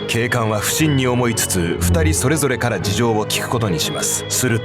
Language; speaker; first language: Japanese; native; Japanese